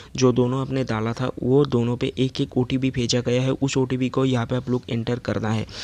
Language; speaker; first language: Hindi; non-native, local second language; Assamese